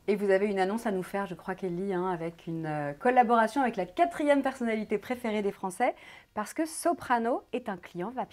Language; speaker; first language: French; native; French